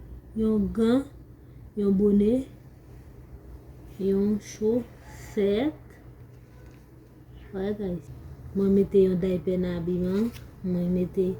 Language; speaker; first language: French; non-native, learner; Haitian Creole